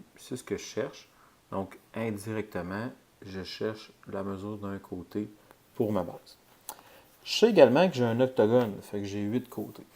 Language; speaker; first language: French; native; French